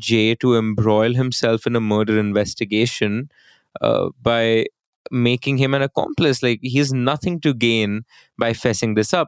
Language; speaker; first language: English; non-native, local second language; Hindi